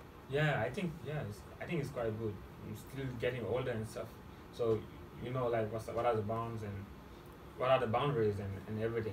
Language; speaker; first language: English; non-native, fluent; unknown